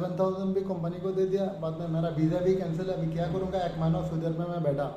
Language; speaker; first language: Hindi; non-native, learner; Bangla